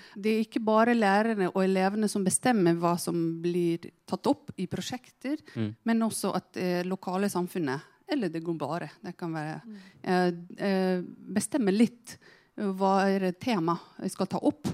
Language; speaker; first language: Norwegian; non-native, fluent; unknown